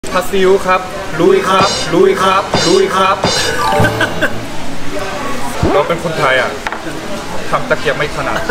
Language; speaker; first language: Thai; non-native, fluent; Korean